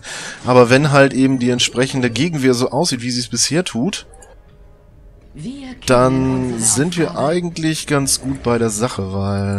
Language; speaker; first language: German; native; German